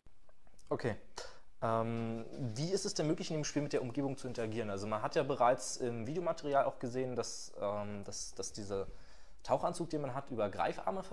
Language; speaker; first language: German; native; German